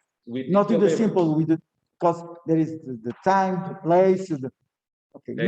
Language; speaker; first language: English; non-native, learner; Portuguese